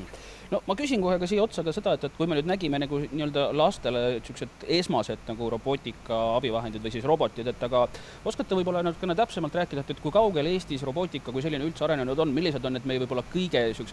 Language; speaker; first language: Estonian; native; Estonian